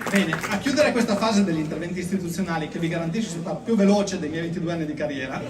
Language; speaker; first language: Italian; native; Italian